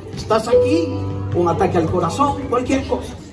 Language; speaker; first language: Spanish; native; Spanish